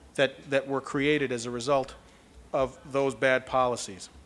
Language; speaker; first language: English; early bilingual, other home language; Kabuverdianu